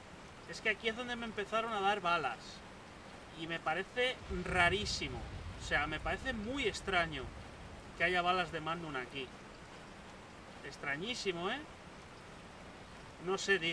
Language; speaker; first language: Spanish; native; Spanish